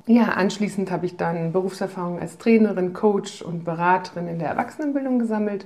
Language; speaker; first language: German; early bilingual, other home language; Polish